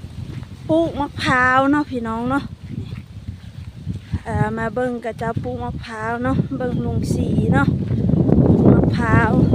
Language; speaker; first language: Thai; non-native, local second language; Lao